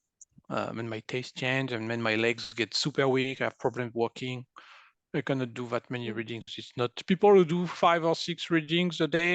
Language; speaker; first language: English; non-native, fluent; French